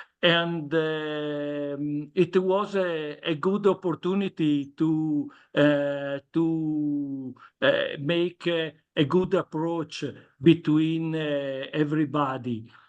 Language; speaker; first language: English; non-native, learner; Italian